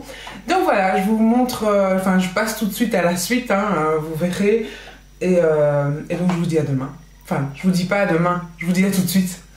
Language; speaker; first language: French; native; French